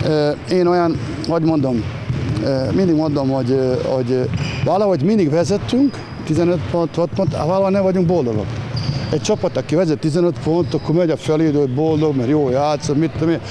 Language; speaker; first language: Hungarian; non-native, learner; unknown